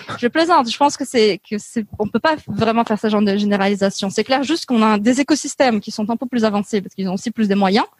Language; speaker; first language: French; non-native, fluent; Portuguese